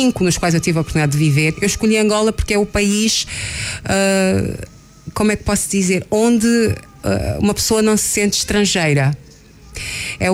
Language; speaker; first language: Portuguese; non-native, local second language; Kabuverdianu